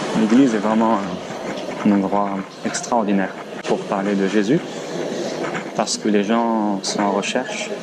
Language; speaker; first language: French; native; French